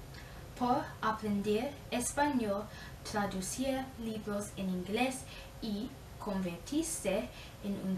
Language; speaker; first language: Spanish; non-native, learner; English